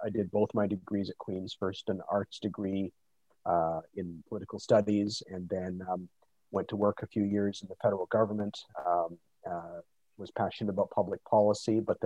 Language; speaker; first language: English; native; English